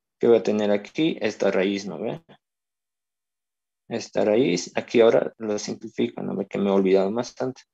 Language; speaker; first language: Spanish; native; Spanish